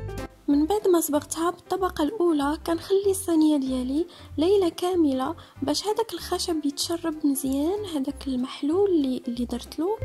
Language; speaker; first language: Arabic; native; Arabic